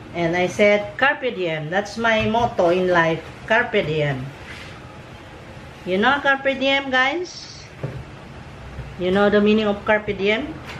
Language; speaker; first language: English; non-native, local second language; Filipino